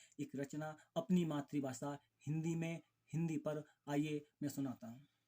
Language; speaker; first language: Hindi; native; Hindi